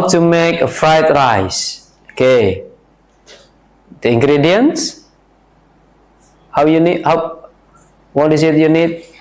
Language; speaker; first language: English; non-native, learner; Indonesian